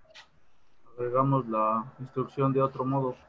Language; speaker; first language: Spanish; native; Spanish